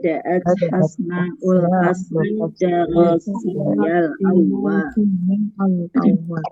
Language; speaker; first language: Arabic; non-native, learner; Indonesian